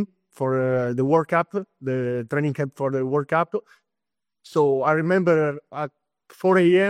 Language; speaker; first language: English; non-native, fluent; Italian